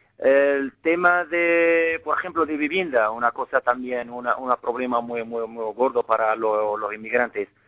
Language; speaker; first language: Spanish; non-native, fluent; Arabic